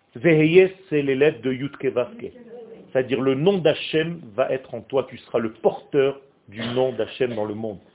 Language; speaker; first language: French; non-native, fluent; Hebrew